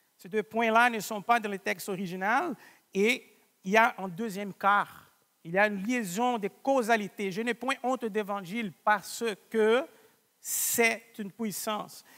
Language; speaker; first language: French; non-native, fluent; Portuguese